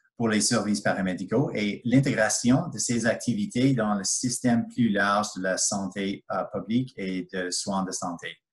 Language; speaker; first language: French; non-native, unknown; English